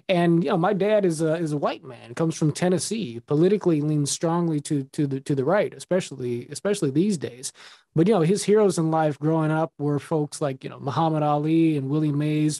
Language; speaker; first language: English; native; English